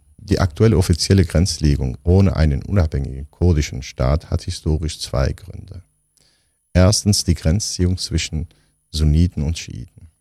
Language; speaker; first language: German; non-native, fluent; Kurdish